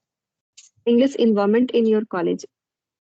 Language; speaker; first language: English; non-native, learner; Hindi